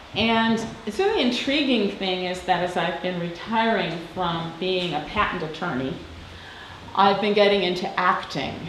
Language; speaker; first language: English; native; English